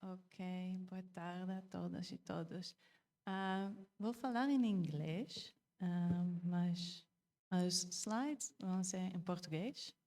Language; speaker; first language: Portuguese; non-native, fluent; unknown